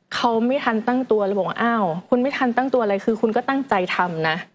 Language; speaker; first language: Thai; native; Thai